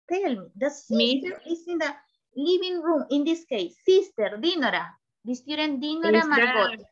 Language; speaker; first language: English; non-native, learner; Spanish